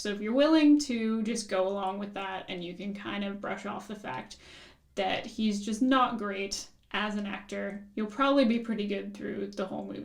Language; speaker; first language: English; native; English